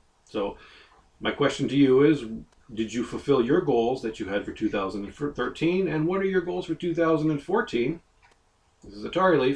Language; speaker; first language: English; native; English